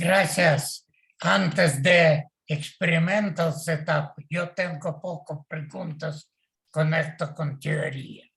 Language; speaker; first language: Spanish; non-native, learner; Portuguese